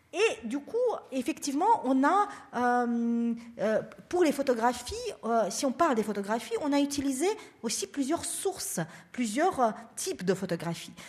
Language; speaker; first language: French; non-native, fluent; Russian